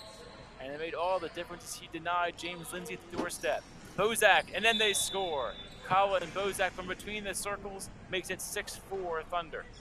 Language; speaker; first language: English; native; English